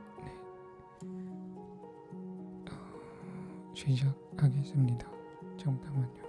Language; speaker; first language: Korean; non-native, learner; Filipino